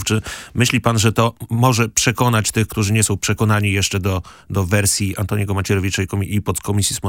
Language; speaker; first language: Polish; native; Polish